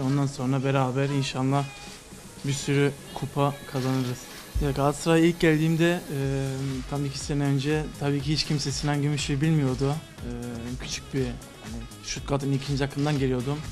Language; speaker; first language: Turkish; early bilingual, other home language; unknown